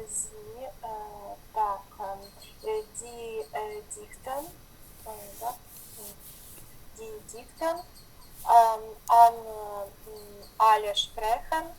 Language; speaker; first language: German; non-native, learner; Ukrainian